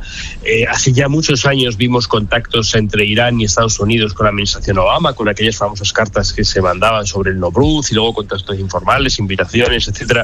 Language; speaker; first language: Spanish; native; Spanish